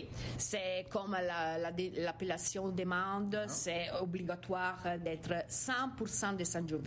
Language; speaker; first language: French; non-native, fluent; Italian